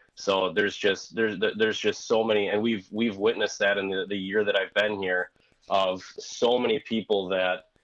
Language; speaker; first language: English; native; English